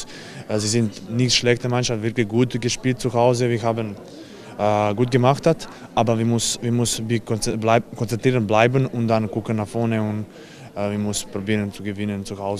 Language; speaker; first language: German; non-native, learner; Serbian